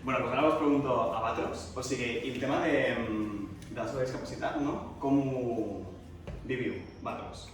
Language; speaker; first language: Catalan; native; Catalan